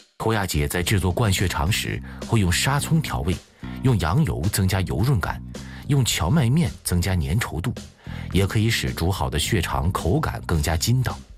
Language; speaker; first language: Chinese; native; Chinese